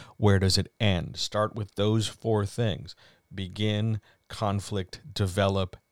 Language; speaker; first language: English; native; English